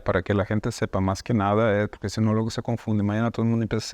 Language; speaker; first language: Spanish; native; Spanish